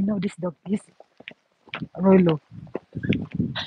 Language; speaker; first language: English; non-native, learner; Filipino